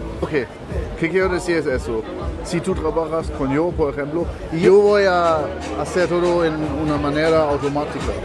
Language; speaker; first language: Spanish; non-native, learner; German